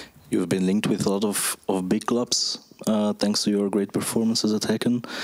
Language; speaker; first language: English; non-native, fluent; Dutch